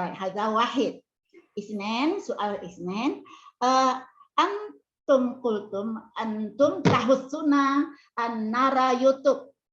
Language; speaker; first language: Arabic; non-native, learner; Indonesian